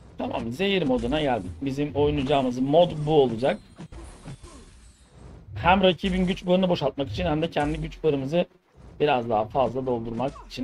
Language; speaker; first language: Turkish; native; Turkish